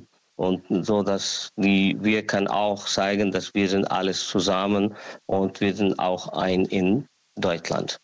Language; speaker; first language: German; non-native, learner; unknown